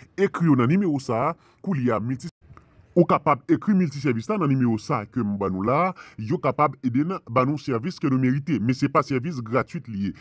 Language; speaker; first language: Haitian Creole; non-native, fluent; Spanish